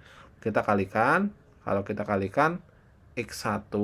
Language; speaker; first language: Indonesian; native; Indonesian